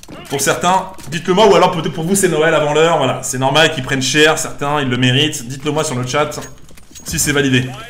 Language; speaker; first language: French; native; French